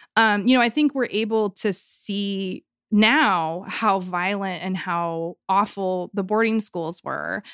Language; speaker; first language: English; native; English